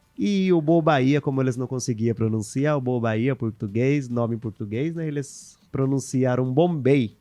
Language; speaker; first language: Portuguese; non-native, fluent; Hindi